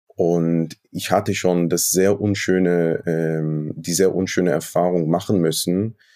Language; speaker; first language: German; non-native, fluent; Hebrew